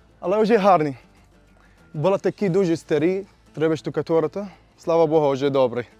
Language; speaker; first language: Ukrainian; non-native, learner; Arabic